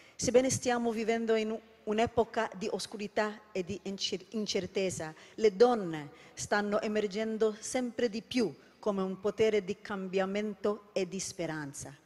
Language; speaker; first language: Italian; non-native, learner; Hebrew